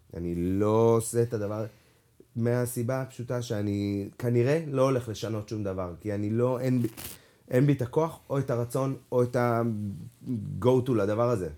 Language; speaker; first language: Hebrew; non-native, local second language; Arabic